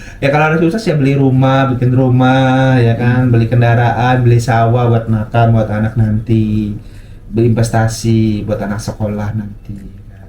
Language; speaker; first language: Indonesian; non-native, local second language; Sundanese